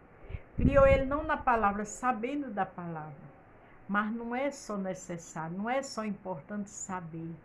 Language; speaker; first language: Portuguese; native; Portuguese